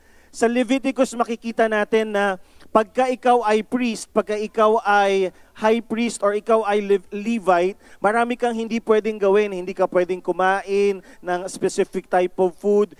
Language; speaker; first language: Filipino; native; Filipino